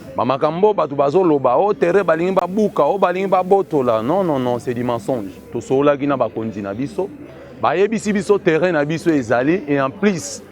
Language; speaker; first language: Lingala; native; Lingala